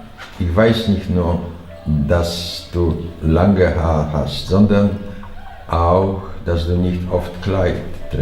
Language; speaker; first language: German; non-native, learner; Chinese